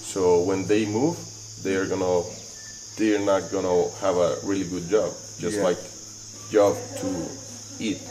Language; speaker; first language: English; non-native, fluent; Spanish